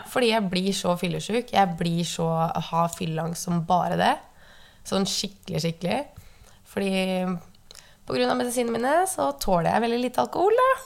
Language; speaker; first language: Norwegian; native; Norwegian